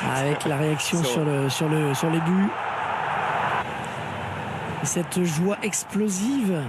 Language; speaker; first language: French; native; French